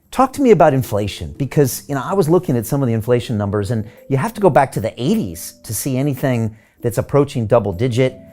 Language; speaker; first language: English; native; English